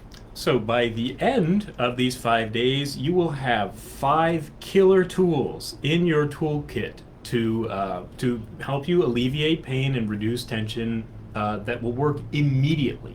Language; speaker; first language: English; native; English